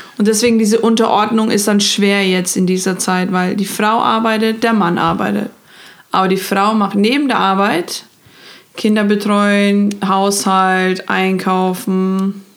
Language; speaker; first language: German; non-native, fluent; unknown